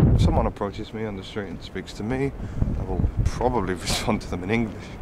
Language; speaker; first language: English; native; English